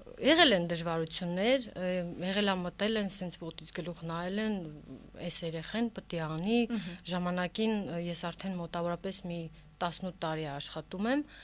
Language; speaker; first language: Armenian; early bilingual, heritage; Armenian